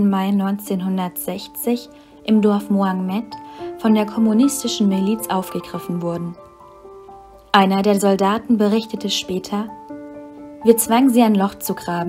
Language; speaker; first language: German; native; German